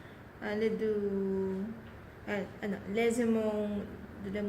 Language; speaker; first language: French; non-native, learner; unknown